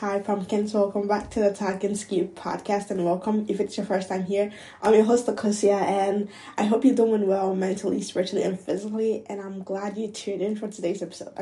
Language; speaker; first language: English; non-native, local second language; Akan